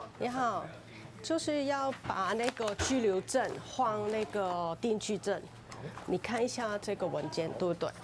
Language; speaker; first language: Chinese; non-native, local second language; Cantonese